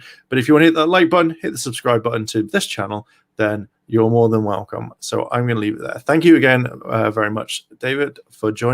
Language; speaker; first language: English; native; English